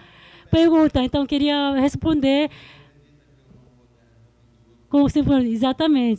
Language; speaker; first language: Portuguese; non-native, fluent; Korean